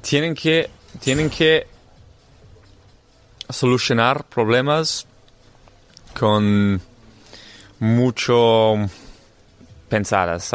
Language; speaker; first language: Spanish; non-native, learner; English